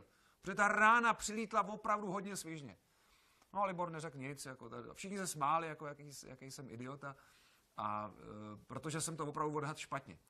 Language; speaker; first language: Czech; native; Czech